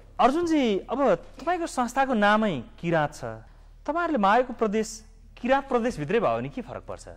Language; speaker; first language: Nepali; native; Nepali